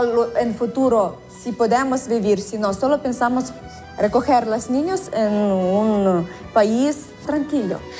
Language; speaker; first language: Spanish; non-native, learner; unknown